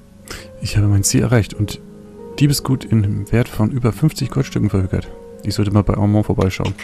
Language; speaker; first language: German; native; German